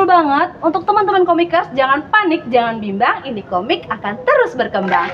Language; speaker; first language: Indonesian; native; Indonesian